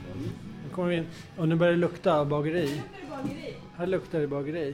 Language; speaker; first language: Swedish; native; Swedish